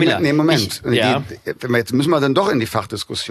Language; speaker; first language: German; native; German